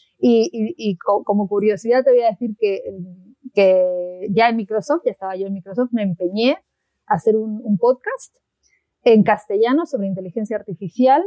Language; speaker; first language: Spanish; native; Spanish